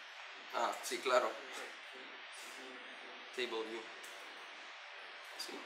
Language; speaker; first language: Spanish; non-native, learner; Russian